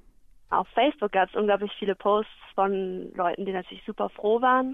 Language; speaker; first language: German; native; German